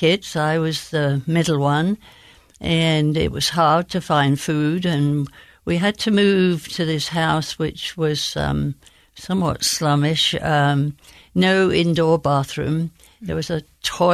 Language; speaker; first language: English; native; English